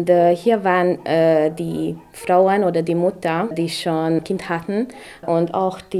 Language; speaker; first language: German; non-native, local second language; Hungarian